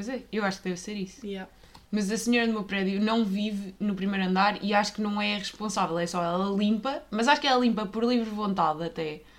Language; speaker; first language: Portuguese; native; Portuguese